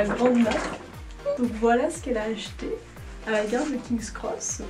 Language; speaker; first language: French; native; French